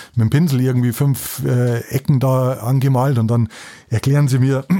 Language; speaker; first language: German; native; German